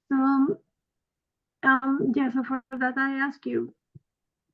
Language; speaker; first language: English; non-native, fluent; Spanish